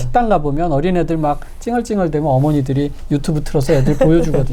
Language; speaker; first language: Korean; native; Korean